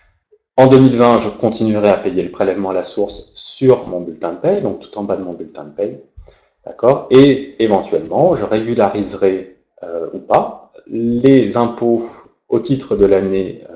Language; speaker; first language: French; native; French